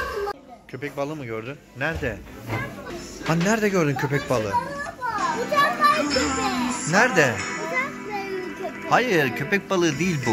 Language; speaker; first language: Turkish; native; Turkish